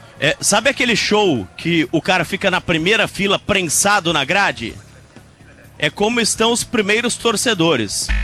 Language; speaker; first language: Portuguese; native; Portuguese